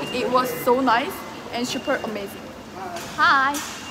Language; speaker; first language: English; non-native, learner; Korean